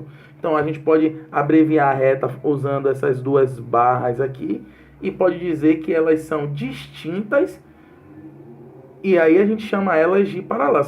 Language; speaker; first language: Portuguese; native; Portuguese